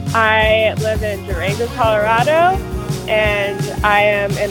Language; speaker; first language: English; native; English